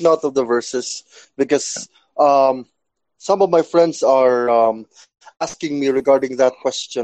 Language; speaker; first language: English; non-native, local second language; Cebuano